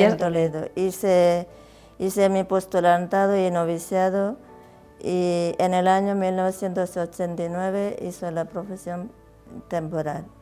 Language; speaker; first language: Spanish; non-native, learner; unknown